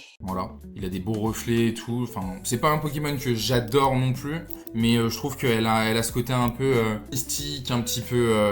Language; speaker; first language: French; native; French